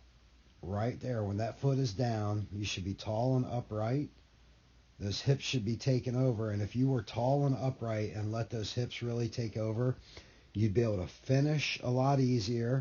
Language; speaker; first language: English; native; English